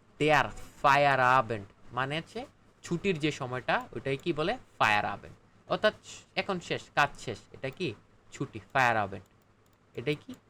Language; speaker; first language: Bangla; native; Bangla